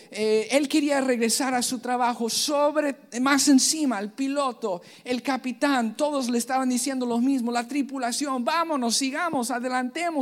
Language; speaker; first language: Spanish; native; Spanish